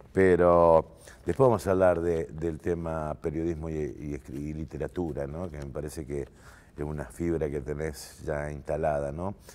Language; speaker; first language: Spanish; native; Spanish